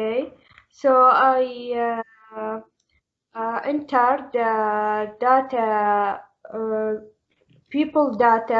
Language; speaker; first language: English; non-native, learner; Arabic